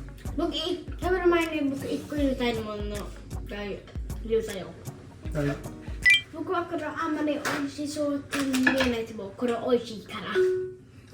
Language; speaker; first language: Japanese; early bilingual, heritage; Swedish